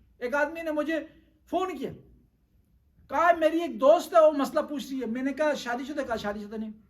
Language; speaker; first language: Urdu; non-native, local second language; Punjabi